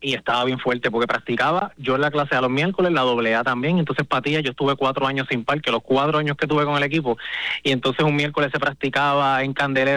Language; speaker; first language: Spanish; native; Spanish